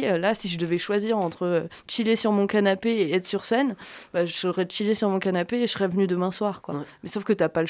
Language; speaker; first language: French; native; French